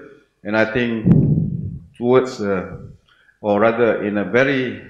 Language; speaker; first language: English; non-native, local second language; Malay